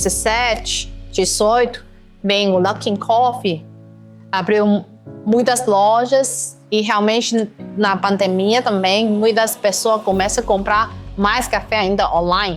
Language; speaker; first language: Portuguese; non-native, fluent; Chinese